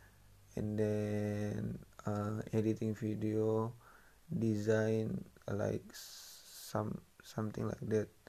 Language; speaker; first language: English; non-native, learner; Indonesian